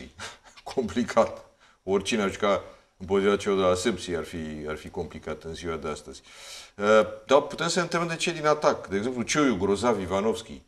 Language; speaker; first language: Romanian; native; Romanian